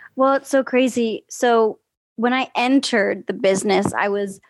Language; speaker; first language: English; early bilingual, other home language; Spanish